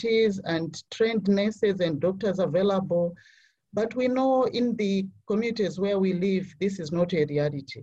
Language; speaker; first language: English; non-native, local second language; Nyanja